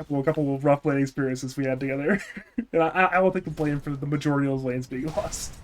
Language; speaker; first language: English; native; English